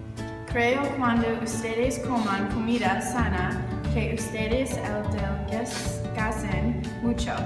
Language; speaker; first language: Spanish; non-native, learner; English